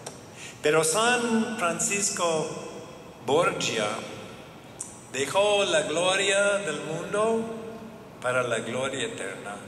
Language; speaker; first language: Spanish; non-native, learner; English